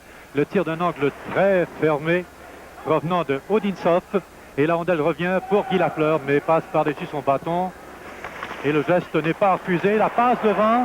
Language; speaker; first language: French; native; French